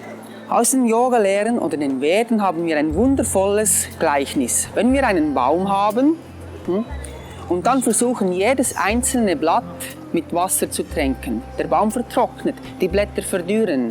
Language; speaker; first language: German; non-native, fluent; English